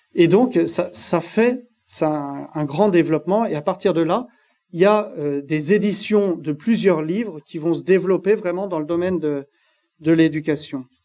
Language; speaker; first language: French; native; French